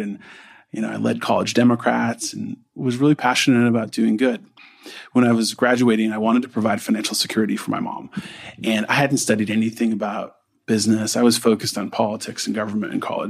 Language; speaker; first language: English; native; English